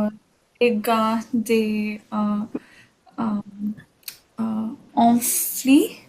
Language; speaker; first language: French; non-native, learner; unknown